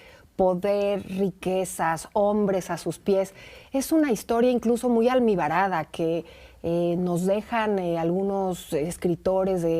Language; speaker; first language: Spanish; native; Spanish